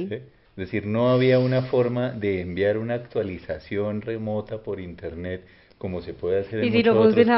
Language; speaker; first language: Spanish; native; Spanish